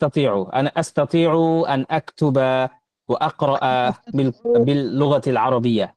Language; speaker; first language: Arabic; non-native, fluent; Bangla